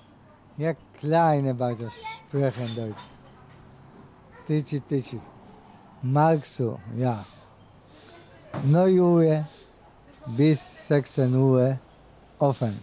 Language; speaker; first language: German; non-native, learner; Polish